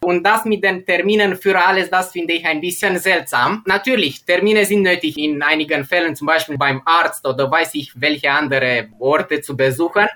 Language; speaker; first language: German; non-native, fluent; Romanian